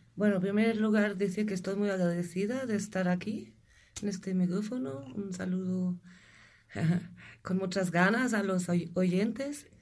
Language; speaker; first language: Spanish; non-native, fluent; German